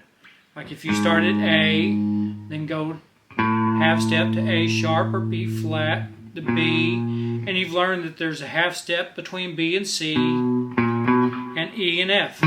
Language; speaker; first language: English; native; English